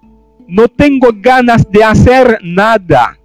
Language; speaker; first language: Spanish; non-native, fluent; Haitian Creole